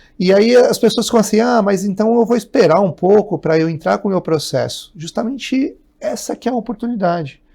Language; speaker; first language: Portuguese; native; Portuguese